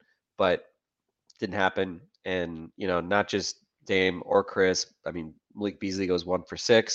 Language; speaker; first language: English; native; English